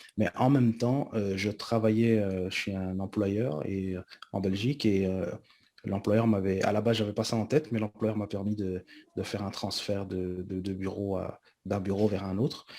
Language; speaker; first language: French; early bilingual, other home language; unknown